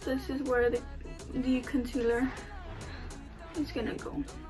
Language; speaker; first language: English; early bilingual, other home language; Spanish